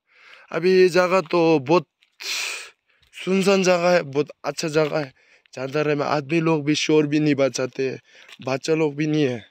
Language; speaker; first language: Hindi; non-native, local second language; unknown